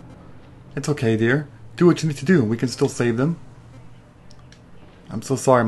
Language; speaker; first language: English; native; English